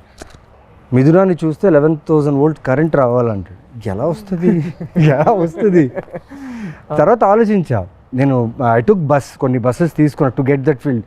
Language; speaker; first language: Telugu; native; Telugu